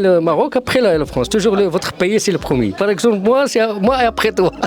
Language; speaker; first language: French; non-native, local second language; Arabic